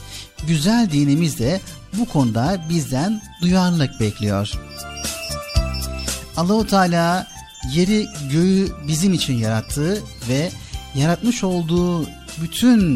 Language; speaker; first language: Turkish; native; Turkish